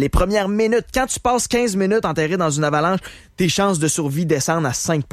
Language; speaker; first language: French; native; French